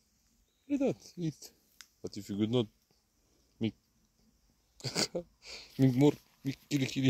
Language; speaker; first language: English; non-native, learner; Romanian